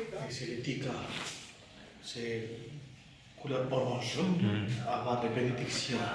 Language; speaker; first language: French; non-native, learner; Hindi